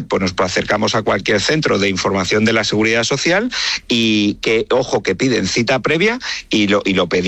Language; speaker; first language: Spanish; native; Spanish